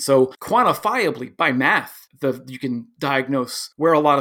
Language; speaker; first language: English; native; English